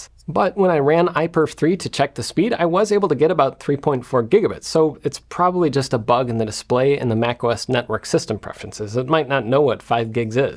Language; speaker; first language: English; native; English